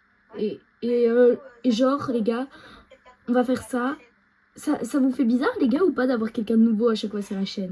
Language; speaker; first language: French; native; French